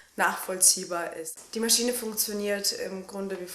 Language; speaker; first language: German; native; German